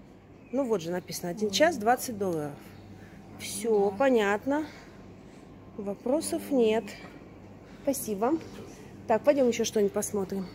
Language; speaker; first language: Russian; native; Russian